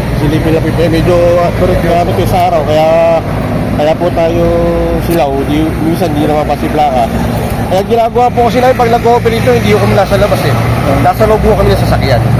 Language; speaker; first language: Filipino; native; Filipino